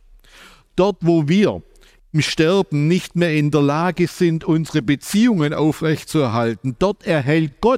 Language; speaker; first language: German; native; German